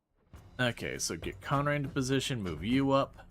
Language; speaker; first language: English; native; English